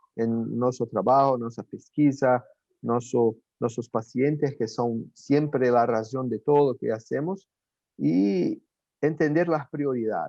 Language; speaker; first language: Spanish; non-native, fluent; Portuguese